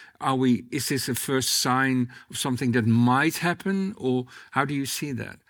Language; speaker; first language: English; non-native, fluent; Dutch